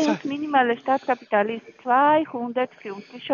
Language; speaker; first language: German; non-native, learner; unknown